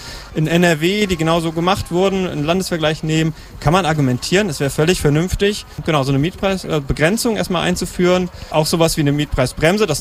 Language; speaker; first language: German; native; German